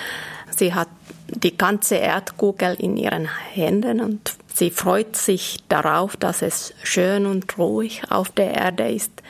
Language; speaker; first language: German; non-native, fluent; Finnish